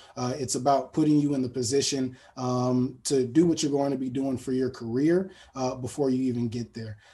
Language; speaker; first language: English; native; English